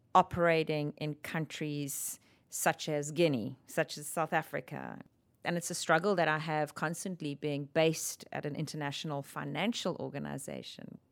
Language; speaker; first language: English; native; English